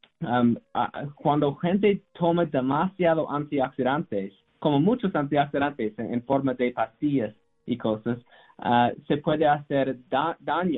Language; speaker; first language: Spanish; non-native, learner; English